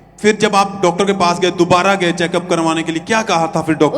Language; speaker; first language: Hindi; native; Hindi